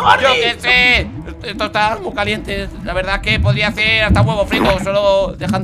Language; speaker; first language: Spanish; native; Spanish